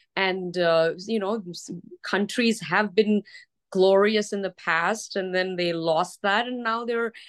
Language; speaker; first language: English; early bilingual, other home language; Arabic